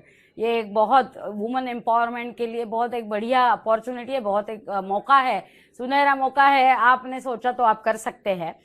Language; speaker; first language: Hindi; non-native, local second language; Marathi